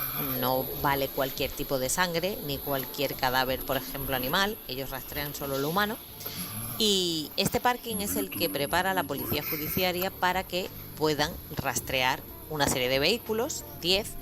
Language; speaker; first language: Spanish; native; Spanish